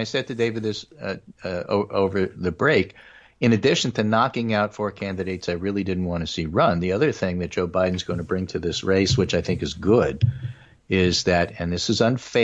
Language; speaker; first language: English; native; English